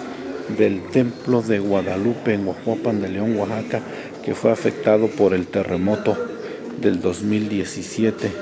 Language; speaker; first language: Spanish; native; Spanish